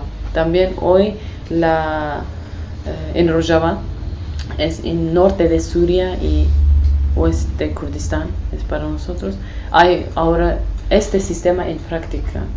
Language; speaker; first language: Spanish; non-native, learner; Kurdish